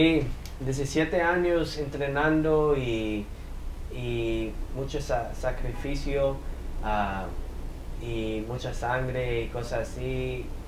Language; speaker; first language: Spanish; early bilingual, heritage; English